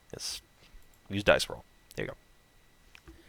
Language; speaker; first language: English; native; English